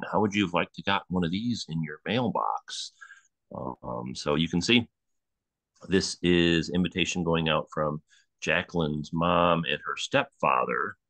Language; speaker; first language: English; native; English